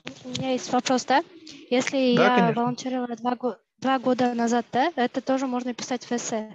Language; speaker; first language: Russian; non-native, local second language; Kyrgyz